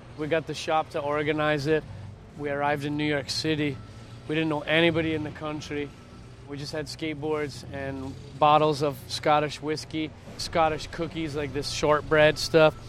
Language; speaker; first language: English; native; English